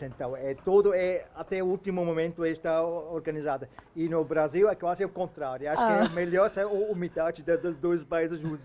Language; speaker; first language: Portuguese; non-native, fluent; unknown